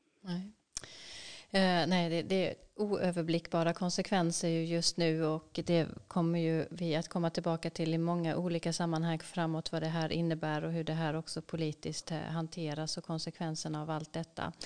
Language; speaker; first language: Swedish; native; Swedish